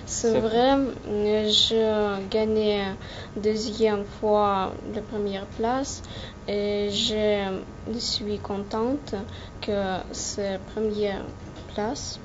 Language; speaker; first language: French; non-native, learner; Russian